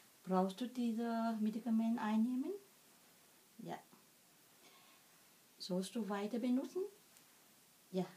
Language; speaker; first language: German; non-native, learner; Vietnamese